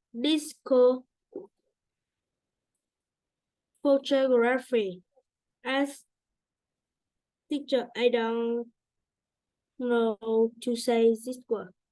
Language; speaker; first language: English; non-native, learner; Vietnamese